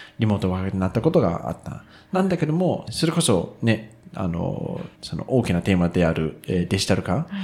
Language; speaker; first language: Japanese; non-native, fluent; Danish